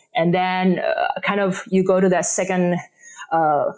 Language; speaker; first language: English; non-native, fluent; Spanish